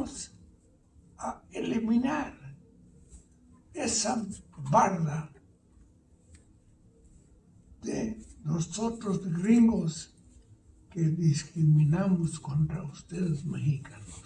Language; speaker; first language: Spanish; early bilingual, heritage; Spanish